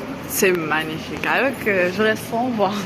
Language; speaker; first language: French; non-native, local second language; Arabic